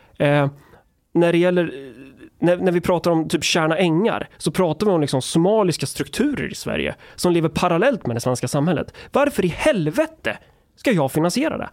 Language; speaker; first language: Swedish; native; Swedish